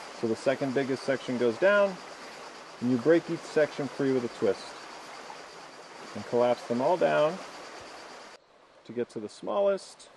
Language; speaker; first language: English; native; English